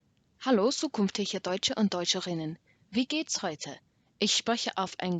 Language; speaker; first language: German; non-native, learner; English